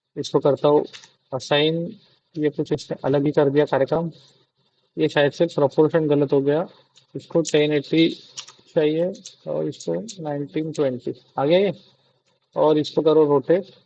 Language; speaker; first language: Hindi; non-native, local second language; Marathi